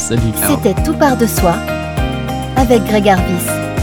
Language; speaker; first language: French; native; French